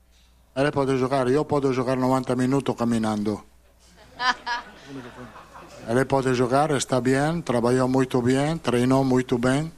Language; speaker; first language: Portuguese; non-native, fluent; Italian